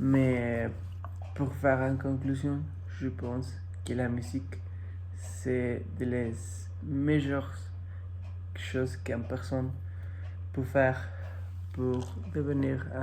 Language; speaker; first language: French; non-native, fluent; Spanish